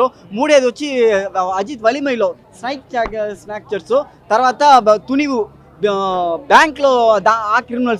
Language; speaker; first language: Telugu; native; Telugu